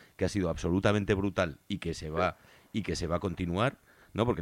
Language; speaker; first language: Spanish; native; Spanish